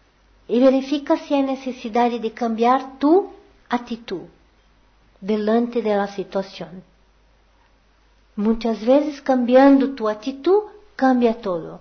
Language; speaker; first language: Portuguese; non-native, learner; Spanish